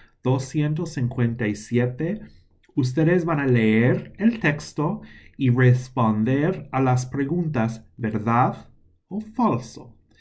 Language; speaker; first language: Spanish; non-native, fluent; English